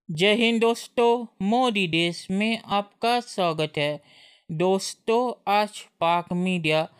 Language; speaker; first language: Hindi; native; Hindi